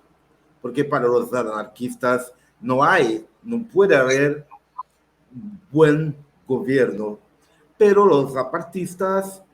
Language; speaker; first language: Spanish; non-native, local second language; Portuguese